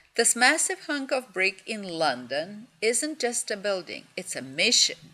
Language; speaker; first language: English; non-native, fluent; Russian